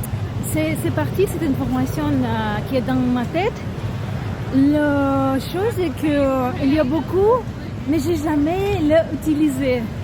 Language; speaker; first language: French; non-native, learner; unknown